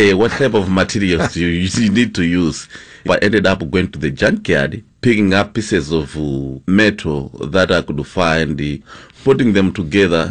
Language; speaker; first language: English; non-native, local second language; Nyanja